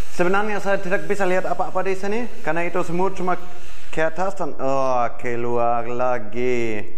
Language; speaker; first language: Indonesian; non-native, fluent; German